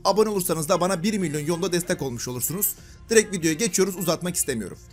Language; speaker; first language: Turkish; native; Turkish